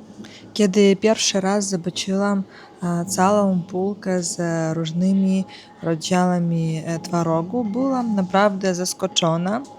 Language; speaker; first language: Polish; non-native, learner; Ukrainian